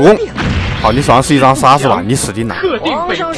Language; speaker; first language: Chinese; native; Chinese